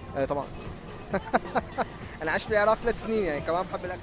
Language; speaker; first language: Arabic; native; Arabic